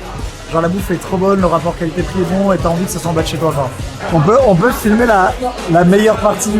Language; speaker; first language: French; native; French